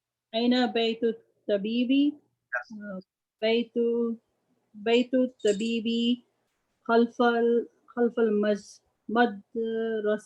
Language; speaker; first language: Arabic; non-native, learner; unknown